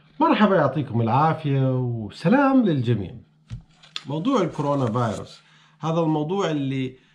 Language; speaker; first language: Arabic; native; Arabic